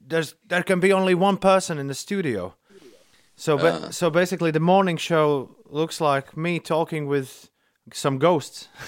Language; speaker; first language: English; non-native, fluent; Latvian